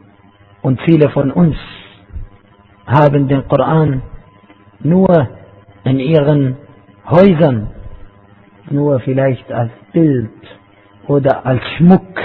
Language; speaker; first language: German; non-native, fluent; Arabic